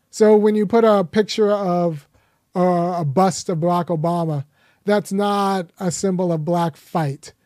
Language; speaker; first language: English; early bilingual, other home language; Akan